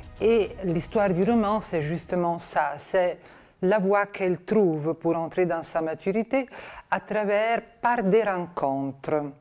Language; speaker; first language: French; non-native, fluent; Italian